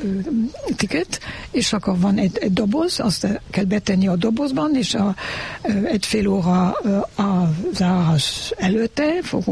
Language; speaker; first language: Hungarian; non-native, learner; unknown